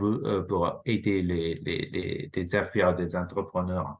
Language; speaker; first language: French; non-native, fluent; Japanese